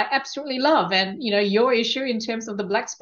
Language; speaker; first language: English; non-native, local second language; Korean